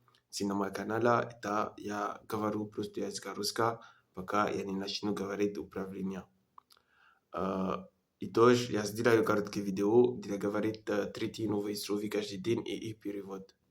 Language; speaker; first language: Russian; non-native, learner; French